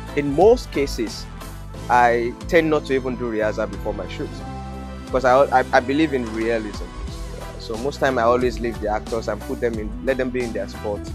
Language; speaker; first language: English; non-native, local second language; Yoruba